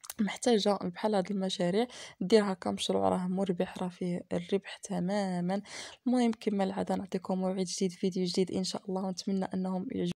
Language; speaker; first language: Arabic; native; Arabic